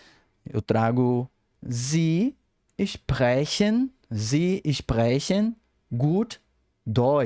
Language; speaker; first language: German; non-native, fluent; Portuguese